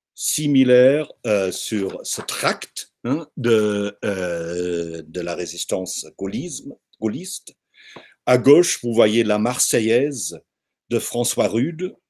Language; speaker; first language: French; non-native, fluent; German